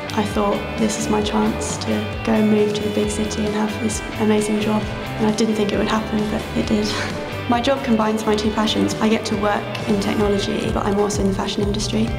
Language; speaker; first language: English; native; English